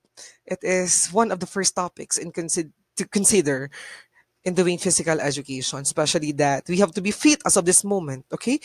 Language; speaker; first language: English; non-native, local second language; Bikol